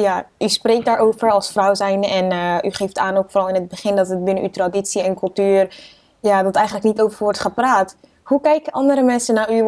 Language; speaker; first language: Dutch; native; Dutch